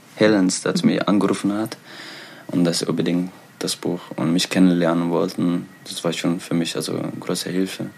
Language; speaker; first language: German; non-native, learner; Tigrinya